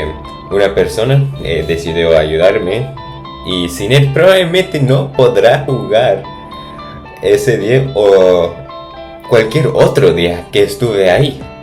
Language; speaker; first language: Spanish; non-native, fluent; English